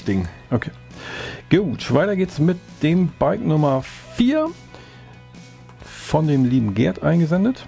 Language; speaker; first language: German; native; German